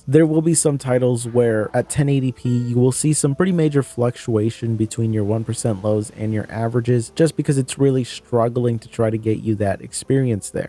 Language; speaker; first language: English; native; English